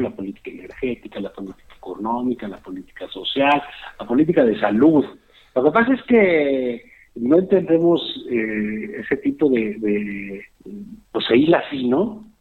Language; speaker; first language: Spanish; native; Spanish